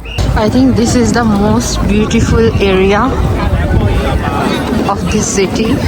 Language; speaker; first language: English; non-native, local second language; Urdu